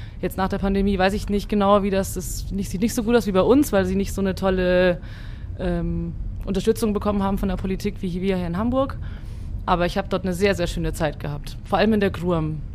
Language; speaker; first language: German; early bilingual, other home language; Hungarian